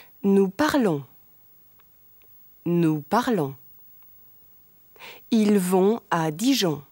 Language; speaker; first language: French; non-native, fluent; German